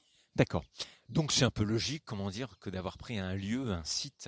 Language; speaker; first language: French; native; French